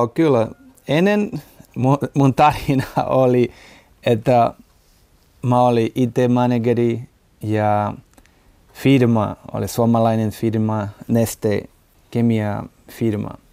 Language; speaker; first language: Finnish; non-native, learner; Portuguese